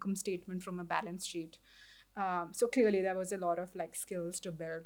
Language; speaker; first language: English; non-native, local second language; Hindi